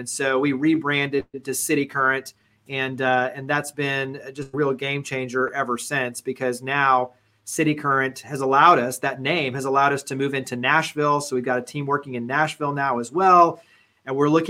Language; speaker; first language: English; native; English